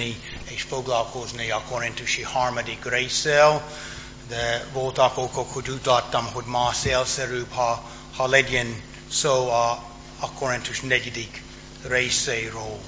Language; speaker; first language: Hungarian; non-native, fluent; English